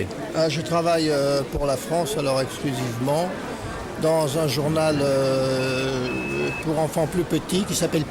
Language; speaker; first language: French; native; French